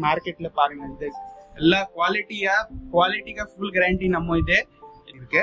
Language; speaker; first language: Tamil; non-native, learner; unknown